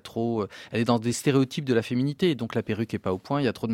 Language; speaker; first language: French; native; French